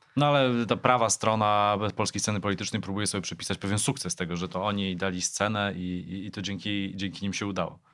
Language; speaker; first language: Polish; native; Polish